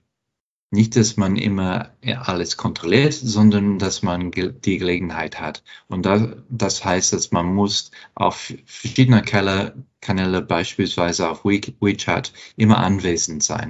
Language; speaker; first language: German; non-native, fluent; English